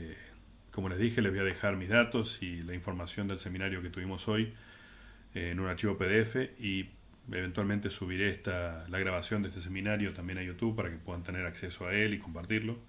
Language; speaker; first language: Spanish; native; Spanish